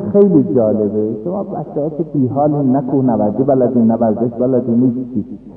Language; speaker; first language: Persian; non-native, local second language; Azerbaijani